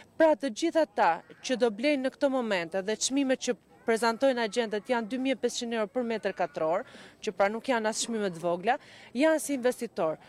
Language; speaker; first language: Albanian; native; Albanian